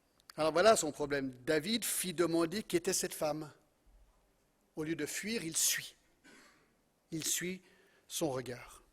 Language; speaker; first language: French; non-native, fluent; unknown